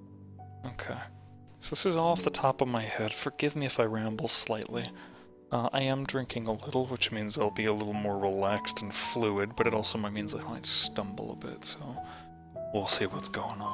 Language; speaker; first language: English; native; English